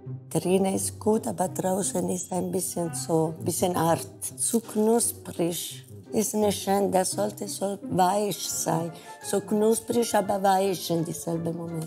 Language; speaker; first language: German; non-native, learner; Spanish